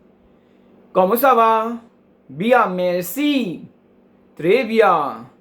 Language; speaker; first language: French; non-native, fluent; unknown